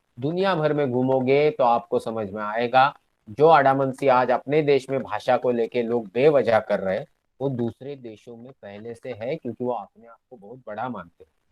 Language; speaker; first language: Hindi; non-native, local second language; Marathi